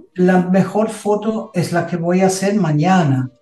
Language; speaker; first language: Spanish; non-native, fluent; German